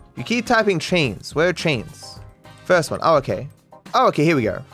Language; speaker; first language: English; native; English